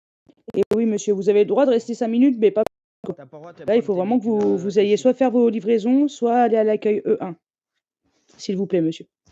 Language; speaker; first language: French; native; French